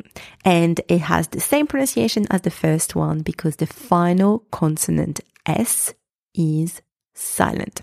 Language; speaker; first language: English; non-native, fluent; French